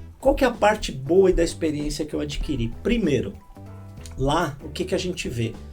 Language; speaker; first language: Portuguese; native; Portuguese